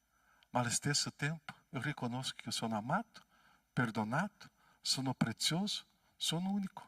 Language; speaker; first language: Italian; non-native, fluent; Portuguese